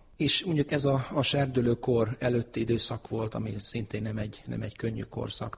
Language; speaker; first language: Hungarian; early bilingual, heritage; Hungarian